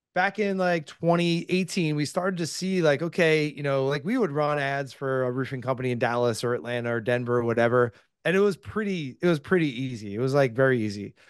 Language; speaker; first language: English; native; English